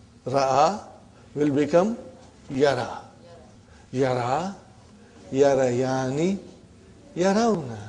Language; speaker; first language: Arabic; non-native, fluent; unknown